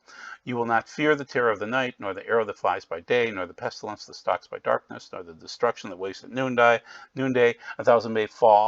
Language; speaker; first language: English; native; English